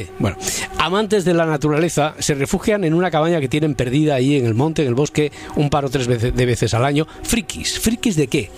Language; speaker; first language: Spanish; native; Spanish